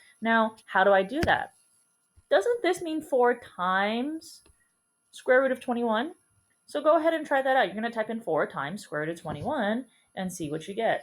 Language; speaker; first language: English; native; English